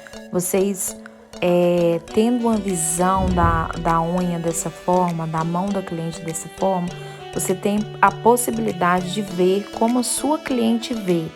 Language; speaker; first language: Portuguese; native; Portuguese